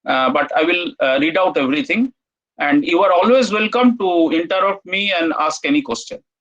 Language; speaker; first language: English; non-native, local second language; Bangla